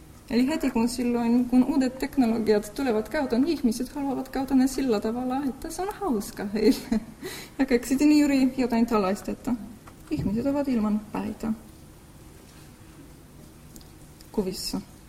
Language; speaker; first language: Finnish; non-native, fluent; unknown